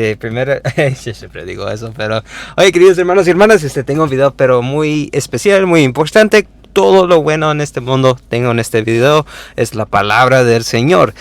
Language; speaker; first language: Spanish; early bilingual, heritage; Spanish